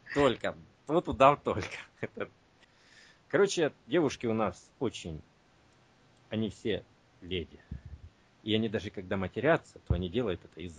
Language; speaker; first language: Russian; native; Russian